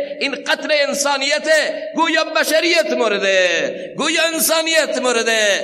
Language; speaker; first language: Persian; non-native, local second language; Central Kurdish